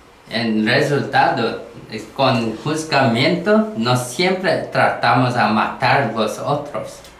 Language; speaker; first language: Spanish; non-native, learner; Korean